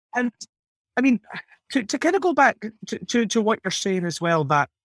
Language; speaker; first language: English; native; English